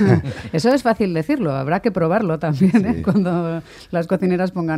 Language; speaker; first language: Spanish; native; Spanish